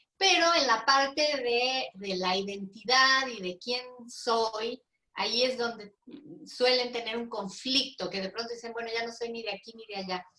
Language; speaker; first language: Spanish; native; Spanish